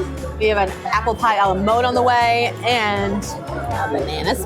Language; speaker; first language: English; native; English